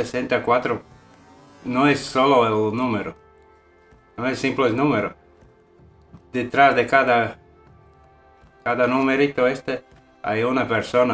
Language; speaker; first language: Spanish; non-native, fluent; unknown